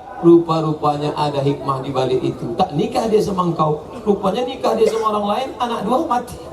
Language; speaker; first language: Indonesian; native; Indonesian